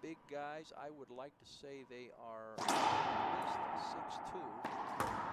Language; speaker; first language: English; native; English